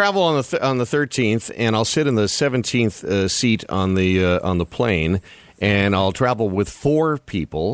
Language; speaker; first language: English; native; English